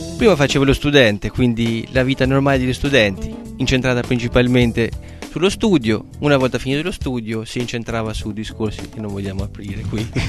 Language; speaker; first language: Italian; non-native, fluent; Albanian